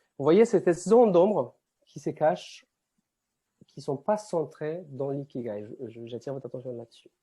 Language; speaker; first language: French; non-native, fluent; Spanish